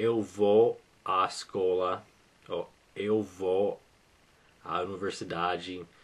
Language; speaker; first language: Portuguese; non-native, fluent; English